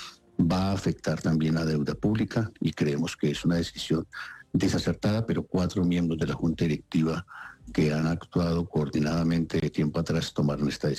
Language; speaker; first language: Spanish; native; Spanish